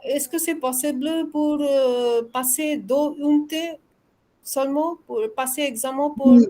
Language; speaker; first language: French; non-native, fluent; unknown